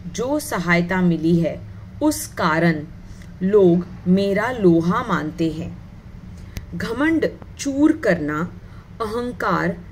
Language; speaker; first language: Hindi; non-native, local second language; Marathi